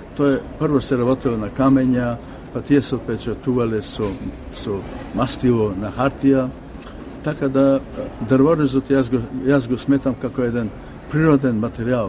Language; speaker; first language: Macedonian; native; Macedonian